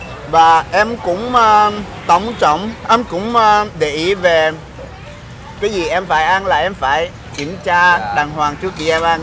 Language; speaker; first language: Vietnamese; non-native, fluent; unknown